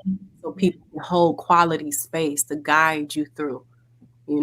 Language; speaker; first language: English; native; English